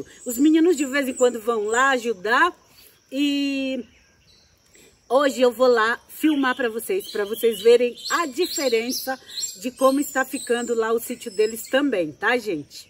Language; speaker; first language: Portuguese; native; Portuguese